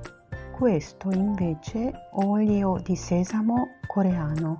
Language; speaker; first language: Italian; non-native, learner; Japanese